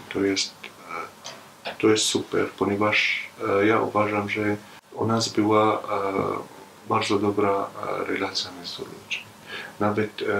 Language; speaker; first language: Polish; non-native, fluent; Arabic